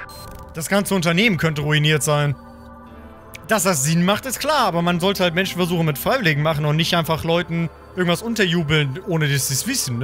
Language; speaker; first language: German; native; German